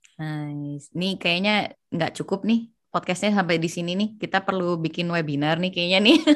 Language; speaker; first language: Indonesian; native; Indonesian